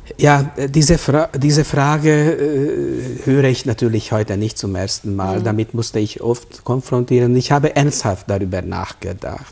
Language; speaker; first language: German; non-native, fluent; Hungarian